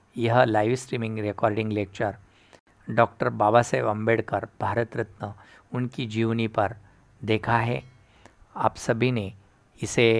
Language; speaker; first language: Hindi; non-native, local second language; Marathi